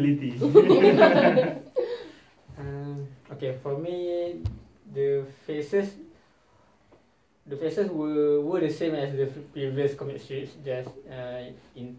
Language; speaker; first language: English; non-native, learner; Malay